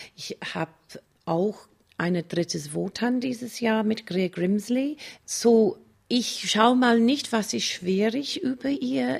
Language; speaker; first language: German; non-native, fluent; English